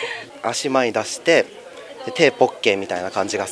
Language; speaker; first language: Japanese; native; Japanese